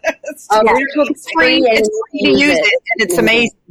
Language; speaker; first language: English; native; English